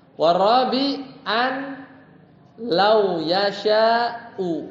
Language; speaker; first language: Arabic; non-native, fluent; Indonesian